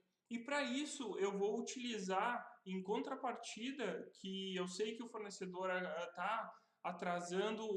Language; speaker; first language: Portuguese; native; Portuguese